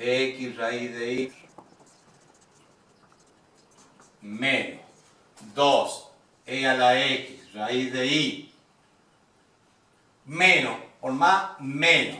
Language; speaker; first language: Spanish; native; Spanish